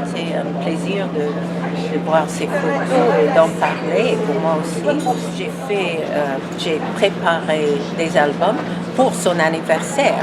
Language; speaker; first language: French; non-native, fluent; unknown